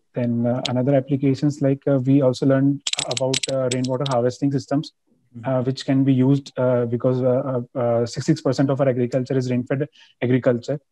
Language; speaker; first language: English; non-native, local second language; Hindi